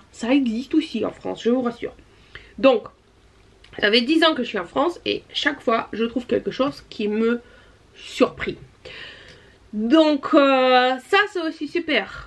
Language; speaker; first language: French; non-native, fluent; Russian